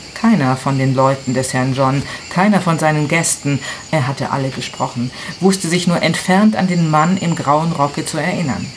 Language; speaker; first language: German; non-native, fluent; Italian